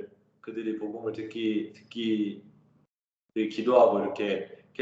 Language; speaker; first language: Korean; native; Korean